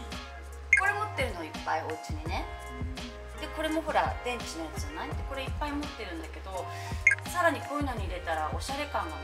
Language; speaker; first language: Japanese; native; Japanese